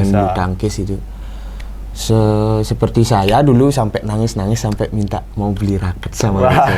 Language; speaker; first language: Indonesian; non-native, local second language; Balinese